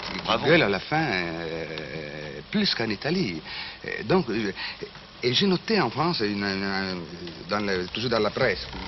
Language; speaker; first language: French; non-native, fluent; Italian